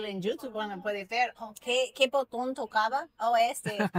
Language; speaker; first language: Spanish; non-native, fluent; English